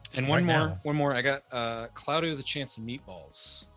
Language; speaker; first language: English; native; English